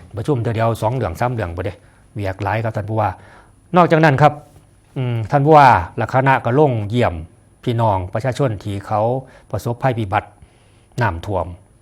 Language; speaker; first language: Thai; non-native, local second language; Northeastern Thai